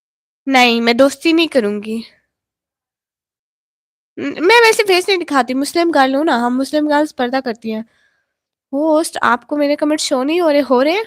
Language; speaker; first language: Hindi; non-native, local second language; Punjabi